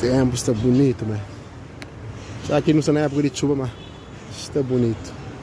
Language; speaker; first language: Portuguese; non-native, local second language; Kabuverdianu